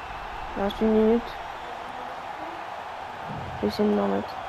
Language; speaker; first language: French; native; French